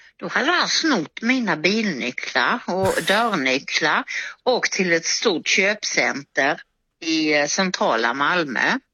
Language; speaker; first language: Swedish; native; Swedish